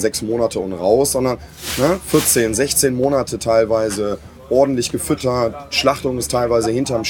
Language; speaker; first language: German; native; German